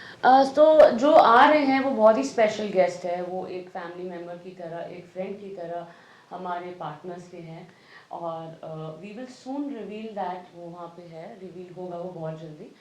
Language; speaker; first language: Hindi; native; Hindi